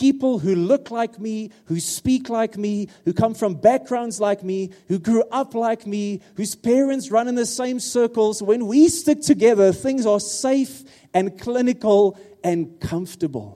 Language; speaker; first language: English; non-native, local second language; Afrikaans